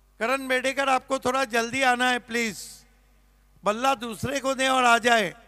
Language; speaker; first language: Hindi; non-native, local second language; Marathi